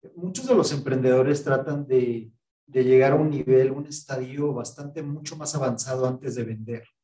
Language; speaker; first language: Spanish; native; Spanish